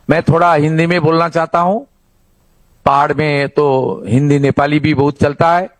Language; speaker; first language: Hindi; non-native, local second language; Bangla